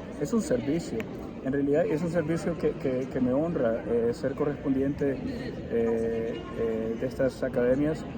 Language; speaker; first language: Spanish; early bilingual, heritage; Spanish